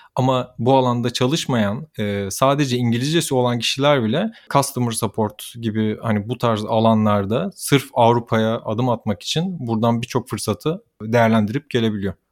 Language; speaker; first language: Turkish; native; Turkish